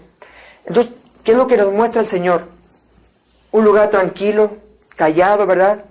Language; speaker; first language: Spanish; native; Spanish